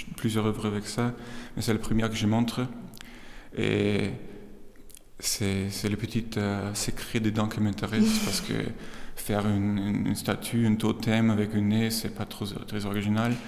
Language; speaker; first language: French; non-native, fluent; German